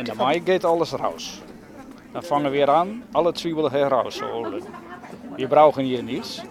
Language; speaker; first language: German; non-native, learner; Dutch